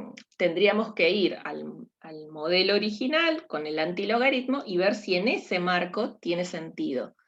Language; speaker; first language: Spanish; native; Spanish